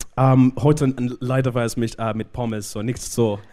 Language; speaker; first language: German; non-native, learner; Shona